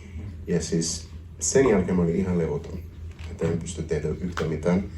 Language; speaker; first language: Finnish; non-native, learner; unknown